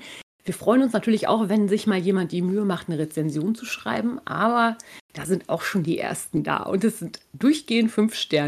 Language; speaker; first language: German; native; German